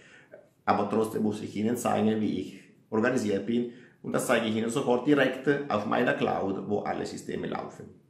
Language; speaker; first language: German; non-native, fluent; Italian